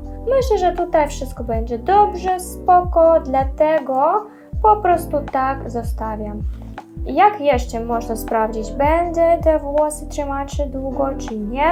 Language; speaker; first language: Polish; non-native, learner; Russian